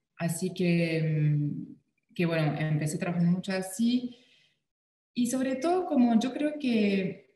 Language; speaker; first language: Spanish; non-native, fluent; French